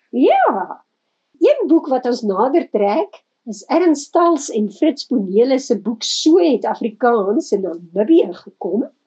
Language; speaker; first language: Afrikaans; native; Afrikaans